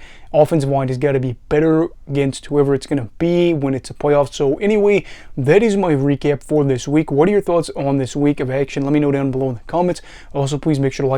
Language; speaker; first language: English; native; English